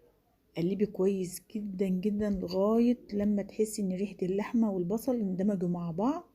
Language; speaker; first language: Arabic; native; Arabic